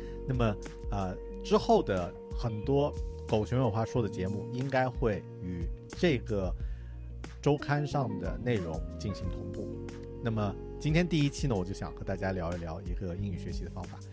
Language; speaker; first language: Chinese; native; Chinese